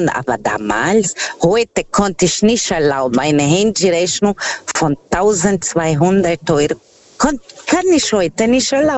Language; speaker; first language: German; non-native, learner; Portuguese